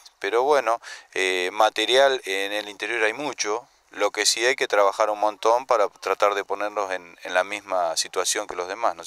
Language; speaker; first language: Spanish; native; Spanish